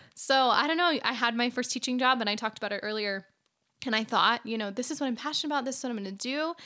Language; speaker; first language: English; native; English